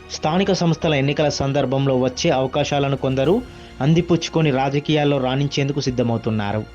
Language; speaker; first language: Telugu; native; Telugu